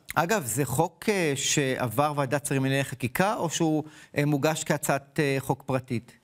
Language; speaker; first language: Hebrew; native; Hebrew